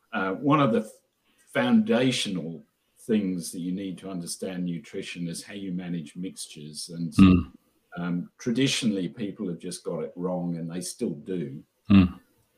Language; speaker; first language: English; native; English